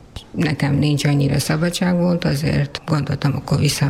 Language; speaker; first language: Hungarian; non-native, learner; Urdu